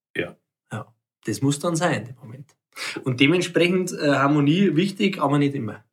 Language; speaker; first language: German; native; German